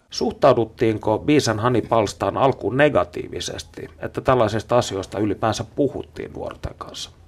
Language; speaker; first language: Finnish; native; Finnish